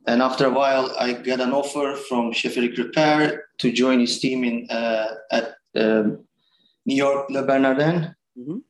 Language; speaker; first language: English; non-native, fluent; Turkish